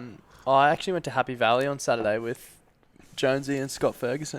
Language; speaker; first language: English; native; English